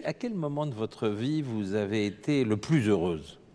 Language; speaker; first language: French; native; French